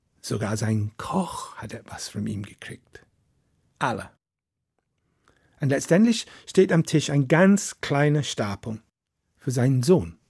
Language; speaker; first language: German; non-native, fluent; English